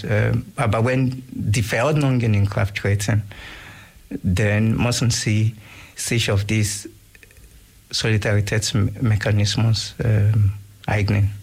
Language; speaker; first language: German; non-native, learner; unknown